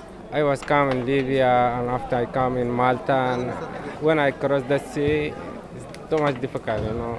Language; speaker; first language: English; non-native, learner; Arabic